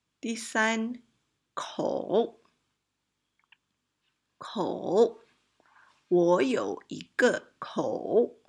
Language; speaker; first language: Chinese; non-native, local second language; Malay